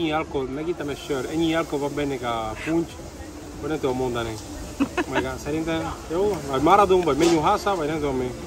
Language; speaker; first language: Hungarian; non-native, learner; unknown